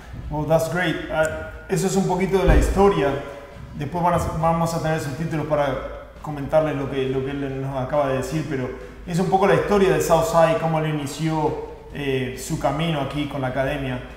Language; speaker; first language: Spanish; native; Spanish